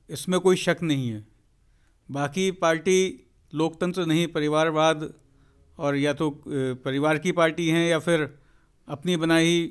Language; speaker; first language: Hindi; native; Hindi